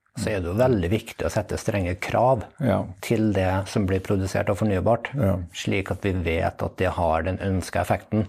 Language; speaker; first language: Norwegian; native; Norwegian